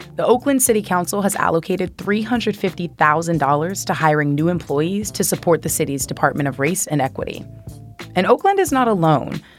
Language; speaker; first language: English; native; English